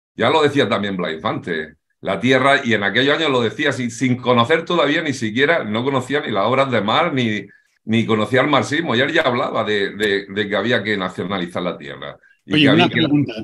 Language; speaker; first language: Spanish; native; Spanish